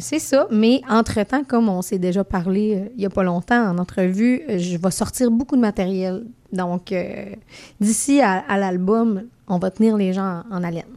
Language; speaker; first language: French; native; French